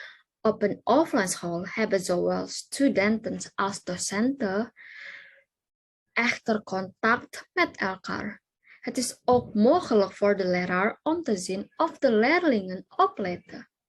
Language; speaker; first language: Dutch; non-native, learner; Indonesian